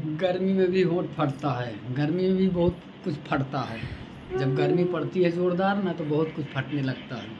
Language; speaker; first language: Hindi; native; Hindi